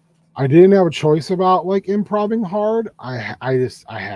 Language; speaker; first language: English; native; English